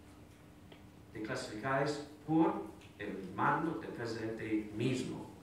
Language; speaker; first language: Spanish; non-native, fluent; English